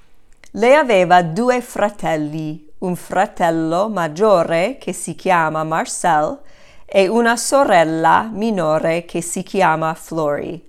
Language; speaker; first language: Italian; non-native, fluent; English